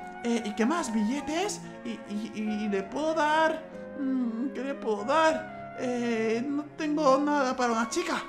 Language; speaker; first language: Spanish; native; Spanish